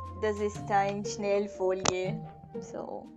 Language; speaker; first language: German; non-native, learner; Portuguese